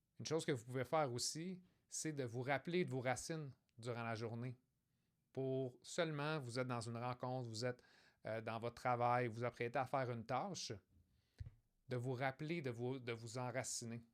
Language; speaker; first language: French; native; French